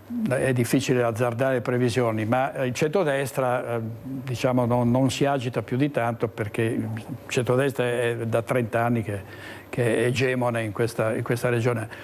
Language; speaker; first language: Italian; native; Italian